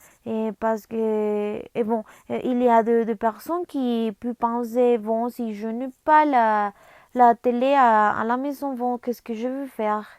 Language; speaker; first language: French; non-native, learner; Spanish